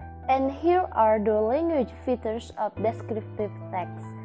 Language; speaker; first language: English; non-native, fluent; Indonesian